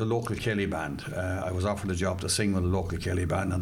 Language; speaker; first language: English; native; English